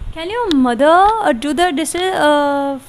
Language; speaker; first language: English; non-native, learner; Hindi